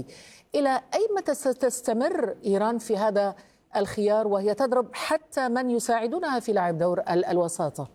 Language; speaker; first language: Arabic; native; Arabic